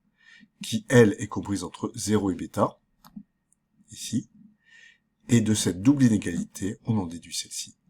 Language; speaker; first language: French; native; French